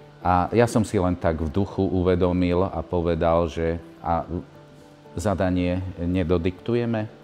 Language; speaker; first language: Slovak; native; Slovak